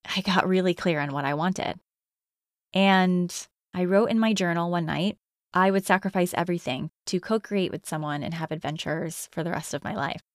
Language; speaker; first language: English; native; English